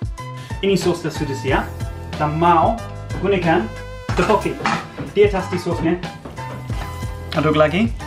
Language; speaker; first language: Indonesian; non-native, learner; English